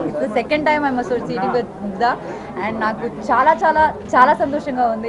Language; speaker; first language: Telugu; non-native, fluent; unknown